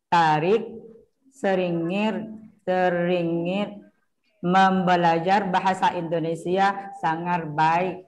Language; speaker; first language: Indonesian; non-native, learner; Thai